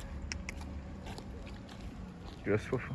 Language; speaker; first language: French; native; French